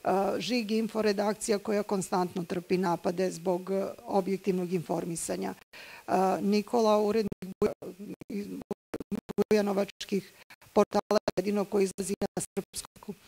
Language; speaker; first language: Bosnian; native; Bosnian